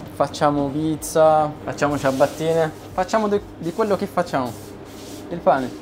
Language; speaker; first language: Italian; non-native, fluent; Arabic